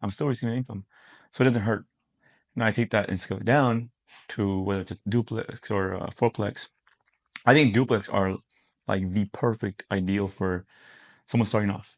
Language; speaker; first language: English; native; English